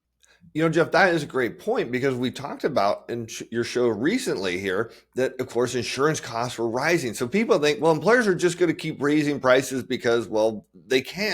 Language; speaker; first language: English; native; English